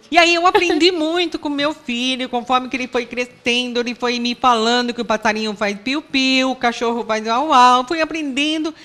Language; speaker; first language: Portuguese; non-native, local second language; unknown